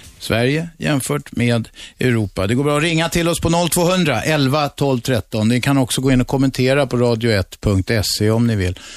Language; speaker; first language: Swedish; native; Swedish